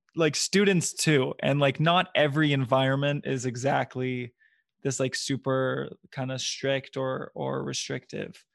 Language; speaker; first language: English; native; English